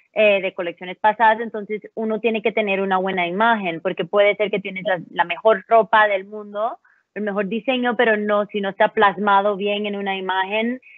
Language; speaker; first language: Spanish; early bilingual, heritage; Spanish